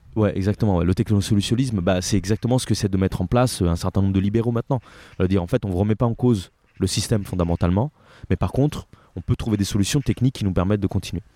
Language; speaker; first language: French; non-native, fluent; Italian